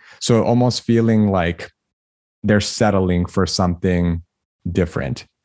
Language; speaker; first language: English; early bilingual, other home language; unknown